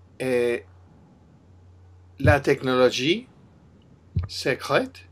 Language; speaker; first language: French; non-native, learner; English